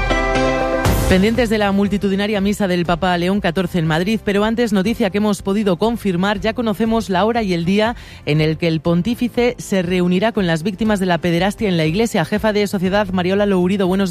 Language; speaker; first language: Spanish; native; Spanish